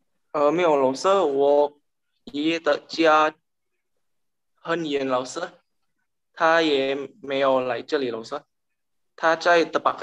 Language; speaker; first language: Chinese; non-native, learner; Indonesian